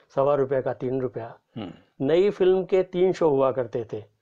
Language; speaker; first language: Hindi; native; Hindi